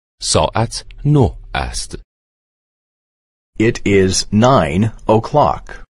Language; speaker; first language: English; non-native, fluent; Persian